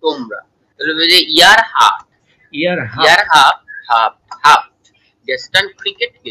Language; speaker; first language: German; non-native, learner; Bangla